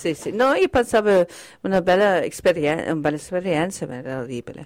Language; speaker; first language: Italian; non-native, fluent; English